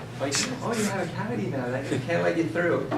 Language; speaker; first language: English; native; English